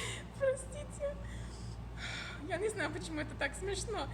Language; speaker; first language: Russian; non-native, fluent; English